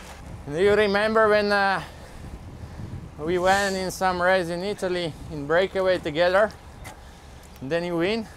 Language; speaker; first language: English; non-native, fluent; Slovak